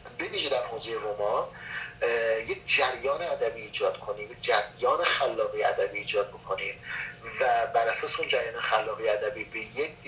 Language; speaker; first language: Persian; non-native, local second language; Kurdish